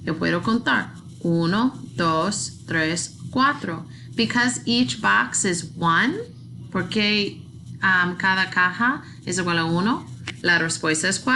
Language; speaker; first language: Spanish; non-native, learner; English